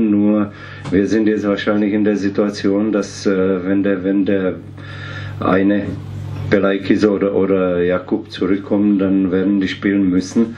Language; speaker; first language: German; non-native, fluent; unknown